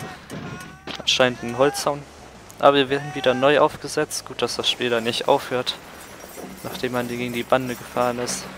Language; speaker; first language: German; native; German